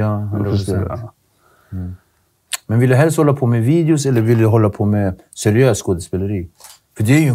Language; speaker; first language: Swedish; native; Swedish